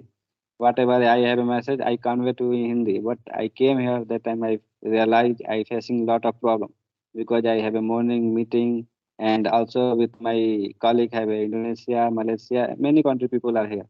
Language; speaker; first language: English; non-native, learner; Hindi